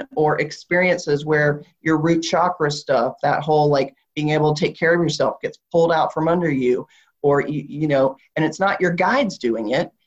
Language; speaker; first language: English; native; English